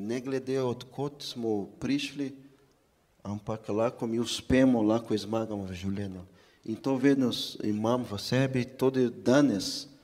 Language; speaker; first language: Slovenian; non-native, fluent; Portuguese